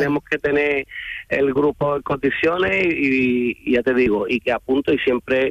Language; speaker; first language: Spanish; native; Spanish